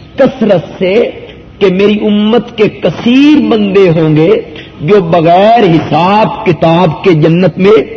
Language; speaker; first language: Urdu; non-native, local second language; Punjabi